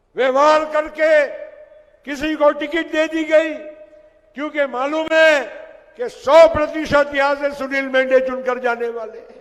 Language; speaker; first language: Hindi; non-native, local second language; Gujarati